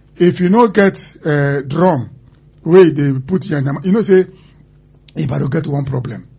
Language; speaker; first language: Nigerian Pidgin; non-native, local second language; Igbo